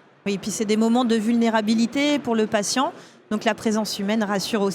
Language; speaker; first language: French; native; French